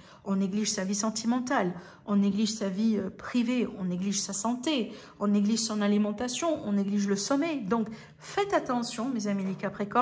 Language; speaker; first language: French; native; French